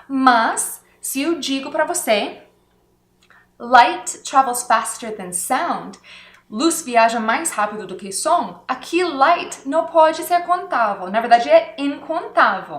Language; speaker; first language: Portuguese; non-native, fluent; English